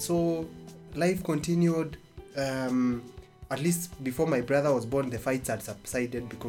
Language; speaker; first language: English; non-native, local second language; Embu